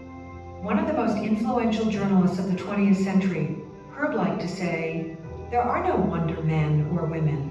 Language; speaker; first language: English; native; English